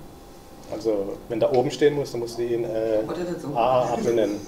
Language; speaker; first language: German; native; German